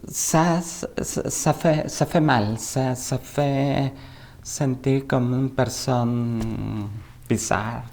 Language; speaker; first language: French; non-native, fluent; Spanish